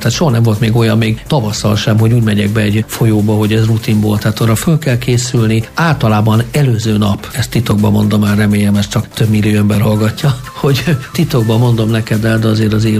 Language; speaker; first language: Hungarian; native; Hungarian